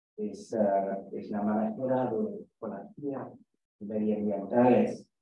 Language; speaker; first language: Spanish; non-native, learner; English